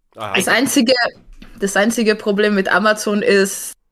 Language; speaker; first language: German; non-native, fluent; Czech